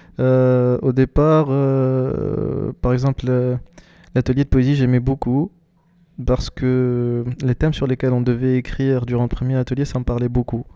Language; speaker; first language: French; non-native, local second language; Arabic